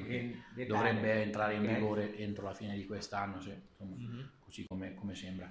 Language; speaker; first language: Italian; native; Italian